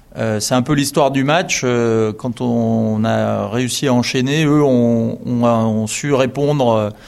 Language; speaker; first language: French; native; French